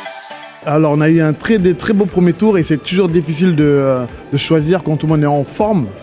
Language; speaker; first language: French; native; French